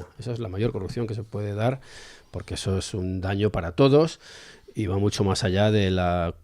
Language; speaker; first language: Spanish; native; Spanish